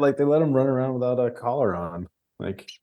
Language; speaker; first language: English; native; English